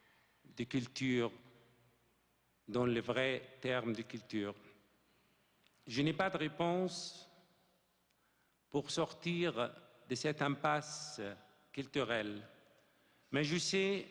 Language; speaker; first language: French; non-native, fluent; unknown